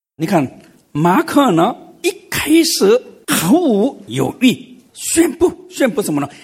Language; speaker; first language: Chinese; non-native, fluent; Korean